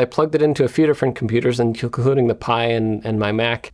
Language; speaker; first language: English; native; English